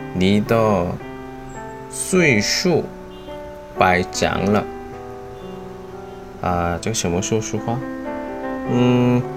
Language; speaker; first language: Chinese; non-native, fluent; Korean